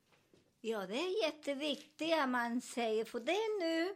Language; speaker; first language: Swedish; non-native, learner; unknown